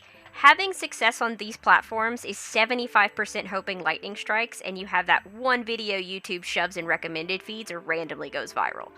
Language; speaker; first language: English; native; English